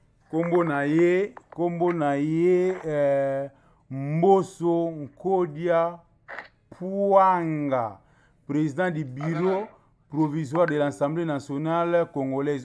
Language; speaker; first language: French; non-native, local second language; Lingala